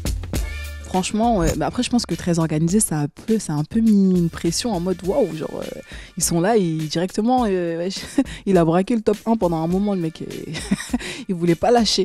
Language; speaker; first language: French; native; French